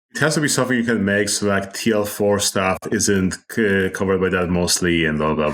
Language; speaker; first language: English; non-native, fluent; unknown